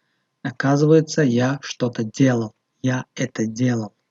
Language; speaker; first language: Russian; non-native, local second language; Tajik